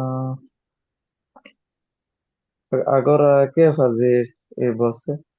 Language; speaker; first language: Portuguese; non-native, learner; Bangla